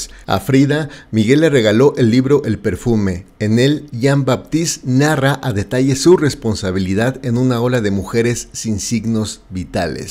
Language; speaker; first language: Spanish; native; Spanish